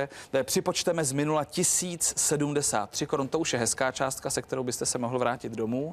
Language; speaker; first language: Czech; native; Czech